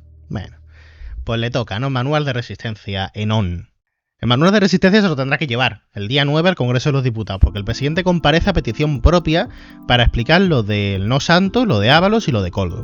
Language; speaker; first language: Spanish; native; Spanish